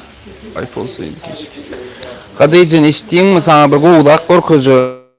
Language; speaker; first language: Turkish; early bilingual, heritage; Turkmen